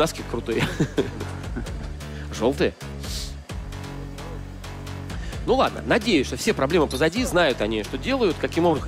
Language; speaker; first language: Russian; native; Russian